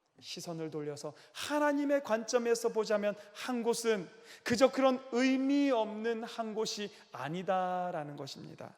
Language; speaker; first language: Korean; native; Korean